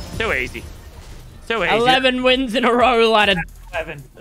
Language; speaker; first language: English; native; English